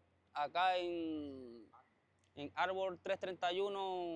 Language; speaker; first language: Spanish; native; Spanish